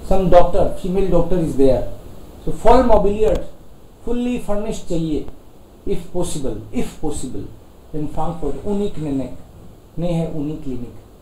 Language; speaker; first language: Hindi; native; Hindi